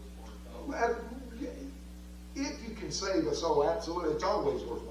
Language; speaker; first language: English; native; English